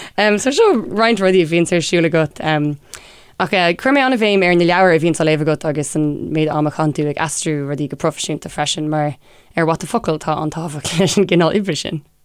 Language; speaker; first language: Irish; non-native, local second language; English